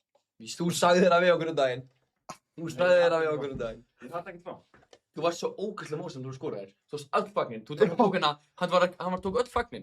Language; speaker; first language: Icelandic; native; Icelandic